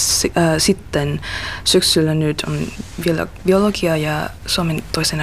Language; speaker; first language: Finnish; non-native, learner; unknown